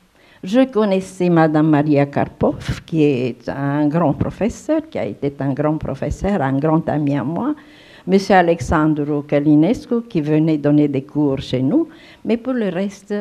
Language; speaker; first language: French; non-native, fluent; Romanian